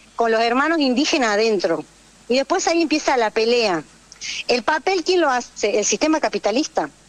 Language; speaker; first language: Spanish; native; Spanish